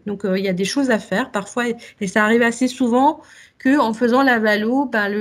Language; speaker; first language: French; native; French